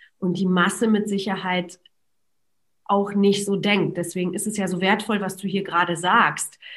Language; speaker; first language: German; early bilingual, other home language; Polish